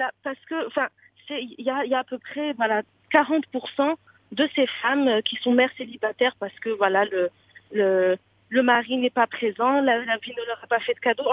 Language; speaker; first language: French; non-native, local second language; Arabic